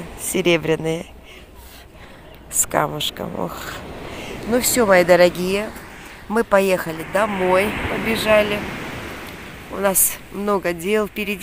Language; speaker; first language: Russian; native; Russian